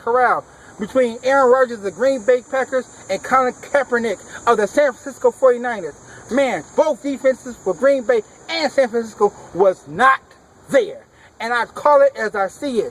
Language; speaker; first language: English; native; English